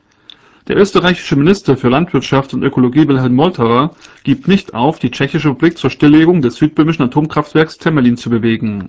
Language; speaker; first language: German; native; German